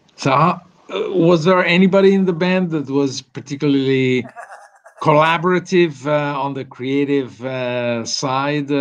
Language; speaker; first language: English; non-native, fluent; Italian